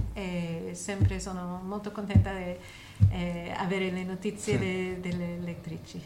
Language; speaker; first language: Italian; non-native, learner; English